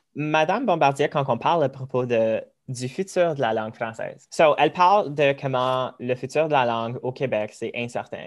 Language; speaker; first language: French; early bilingual, other home language; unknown